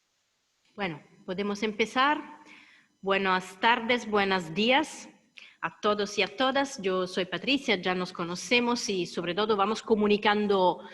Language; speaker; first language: Spanish; non-native, fluent; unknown